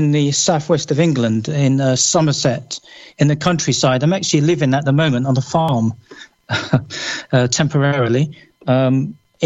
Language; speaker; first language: English; native; English